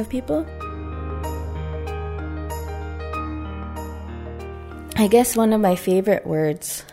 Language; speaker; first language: English; native; English